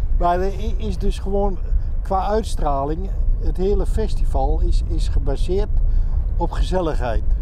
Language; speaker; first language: Dutch; native; Dutch